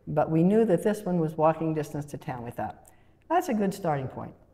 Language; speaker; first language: English; native; English